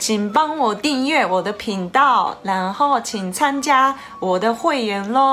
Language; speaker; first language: Chinese; non-native, learner; Japanese